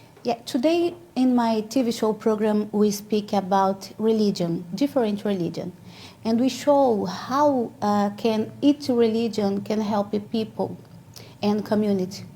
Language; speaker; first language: English; non-native, learner; Portuguese